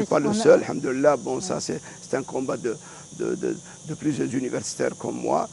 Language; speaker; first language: French; non-native, local second language; Arabic